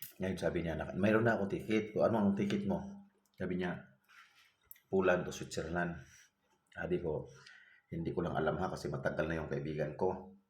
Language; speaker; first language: Filipino; non-native, local second language; Cebuano